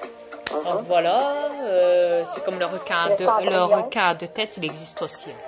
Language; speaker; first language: French; native; French